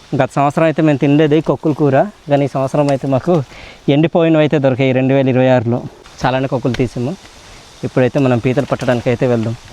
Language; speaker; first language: Telugu; non-native, local second language; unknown